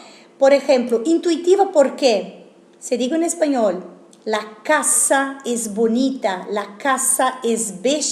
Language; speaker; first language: Spanish; non-native, fluent; Italian